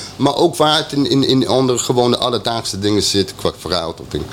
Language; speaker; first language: Dutch; non-native, fluent; English